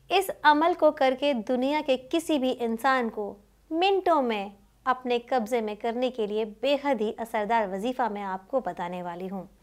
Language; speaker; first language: Hindi; native; Hindi